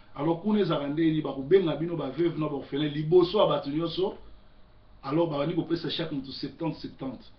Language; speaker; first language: Lingala; native; Lingala